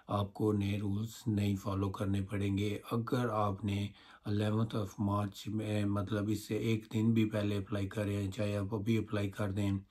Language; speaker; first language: Urdu; non-native, local second language; Punjabi